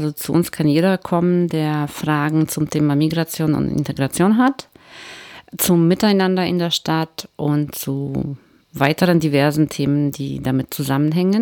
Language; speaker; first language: German; native; German